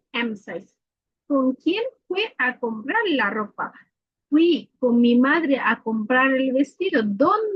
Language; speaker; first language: Spanish; non-native, learner; Bangla